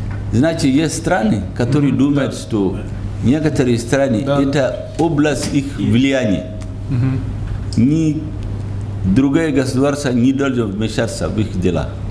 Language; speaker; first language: Russian; non-native, learner; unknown